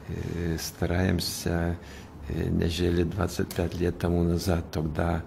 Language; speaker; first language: Russian; non-native, fluent; Lithuanian